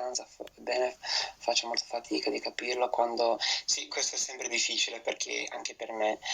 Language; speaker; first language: Italian; non-native, fluent; English